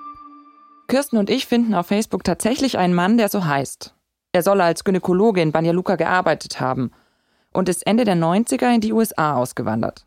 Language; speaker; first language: German; native; German